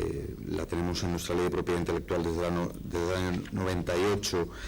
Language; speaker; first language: Spanish; native; Spanish